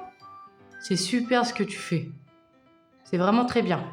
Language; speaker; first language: French; native; French